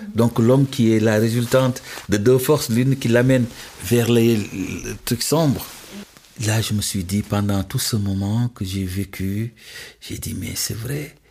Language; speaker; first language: French; non-native, local second language; Wolof